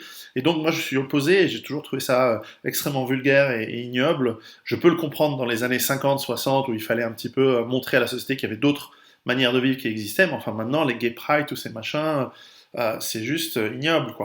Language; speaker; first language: French; native; French